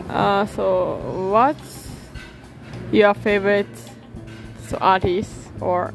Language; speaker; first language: English; non-native, learner; Japanese